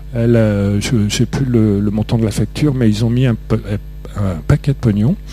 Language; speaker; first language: French; native; French